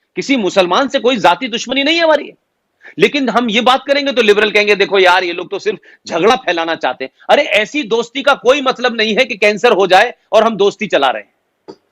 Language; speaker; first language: Hindi; native; Hindi